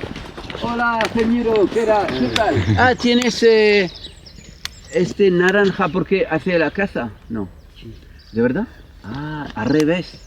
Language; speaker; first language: Spanish; non-native, learner; French